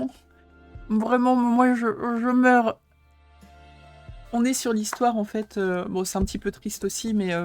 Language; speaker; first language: French; native; French